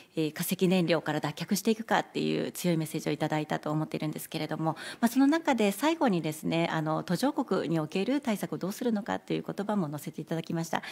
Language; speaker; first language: Japanese; native; Japanese